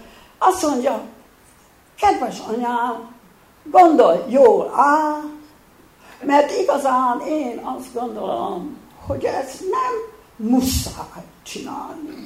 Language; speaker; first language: Hungarian; early bilingual, heritage; Hungarian